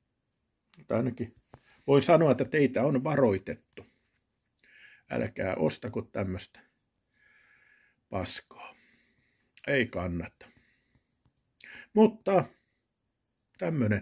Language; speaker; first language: Finnish; native; Finnish